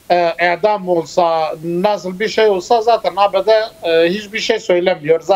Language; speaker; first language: Turkish; non-native, fluent; Kurdish